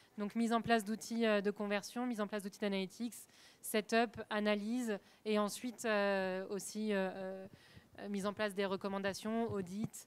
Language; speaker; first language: French; native; French